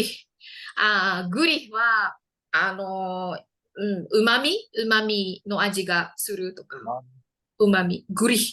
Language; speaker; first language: Japanese; non-native, fluent; Indonesian